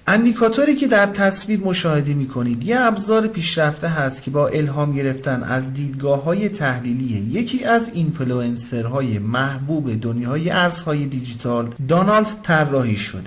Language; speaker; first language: Persian; native; Persian